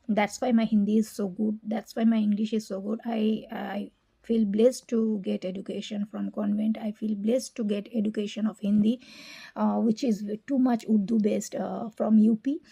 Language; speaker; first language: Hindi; non-native, local second language; Bangla